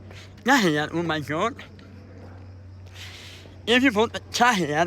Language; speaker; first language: Hindi; non-native, fluent; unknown